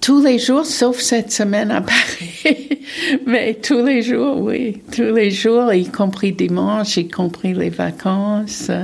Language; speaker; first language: French; non-native, fluent; English